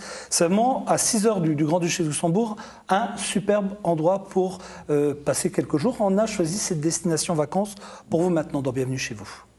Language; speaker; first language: French; native; French